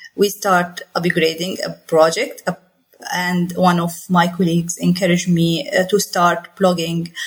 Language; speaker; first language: English; non-native, fluent; Arabic